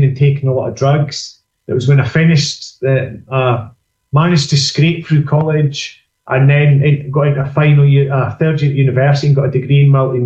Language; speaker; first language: English; native; English